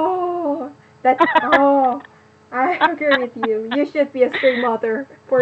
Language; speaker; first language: English; non-native, learner; Korean